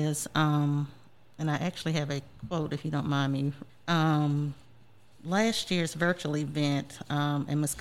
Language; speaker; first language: English; native; English